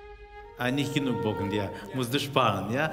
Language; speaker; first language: German; non-native, fluent; Russian